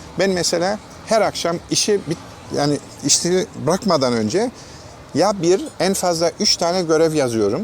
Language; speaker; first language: Turkish; non-native, fluent; German